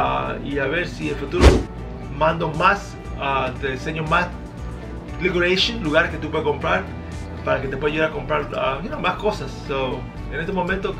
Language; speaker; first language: Spanish; early bilingual, heritage; Spanish